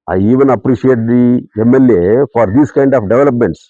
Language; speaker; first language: English; non-native, local second language; Tamil